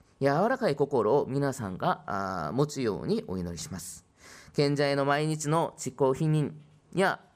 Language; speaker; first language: Japanese; non-native, fluent; Korean